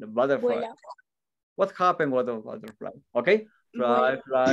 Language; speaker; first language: English; non-native, fluent; Spanish